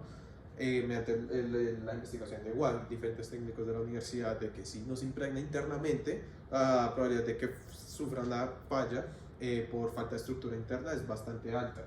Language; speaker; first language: Spanish; native; Spanish